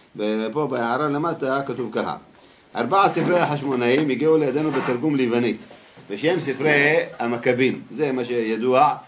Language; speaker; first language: Hebrew; native; Hebrew